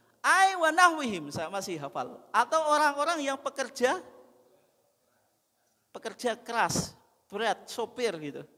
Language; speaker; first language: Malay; non-native, local second language; Javanese